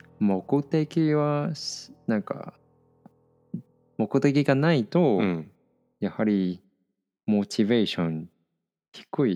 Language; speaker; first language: Japanese; non-native, fluent; Chinese